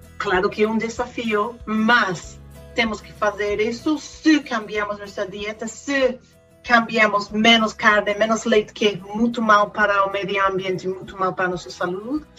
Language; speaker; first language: Portuguese; non-native, fluent; Spanish